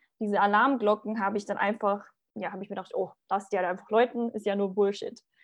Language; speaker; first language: German; early bilingual, other home language; Bosnian